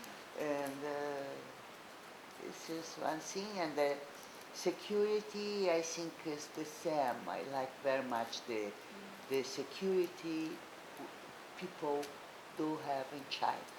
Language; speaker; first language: English; non-native, learner; Portuguese